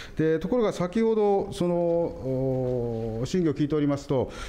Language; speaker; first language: Japanese; native; Japanese